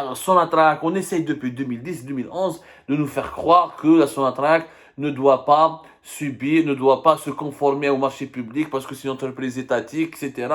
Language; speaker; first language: French; non-native, local second language; Arabic